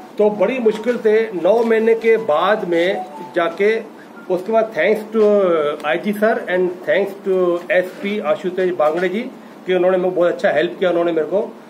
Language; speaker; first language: Hindi; native; Hindi